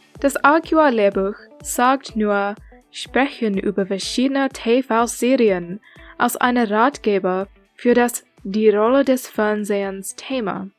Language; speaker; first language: German; non-native, learner; English